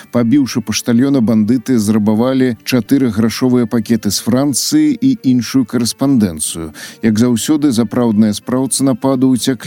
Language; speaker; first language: Belarusian; native; Belarusian